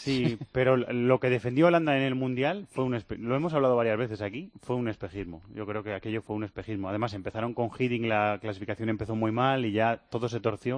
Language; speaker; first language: Spanish; native; Spanish